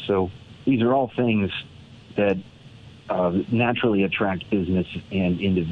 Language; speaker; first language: English; native; English